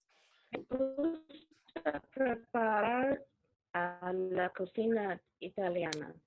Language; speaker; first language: Spanish; non-native, learner; English